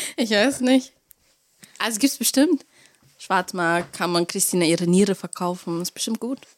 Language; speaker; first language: German; early bilingual, other home language; Russian